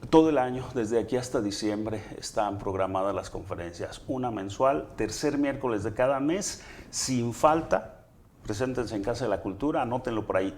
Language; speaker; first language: Spanish; native; Spanish